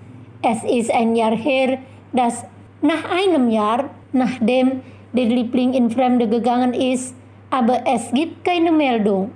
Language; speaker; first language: German; non-native, fluent; Indonesian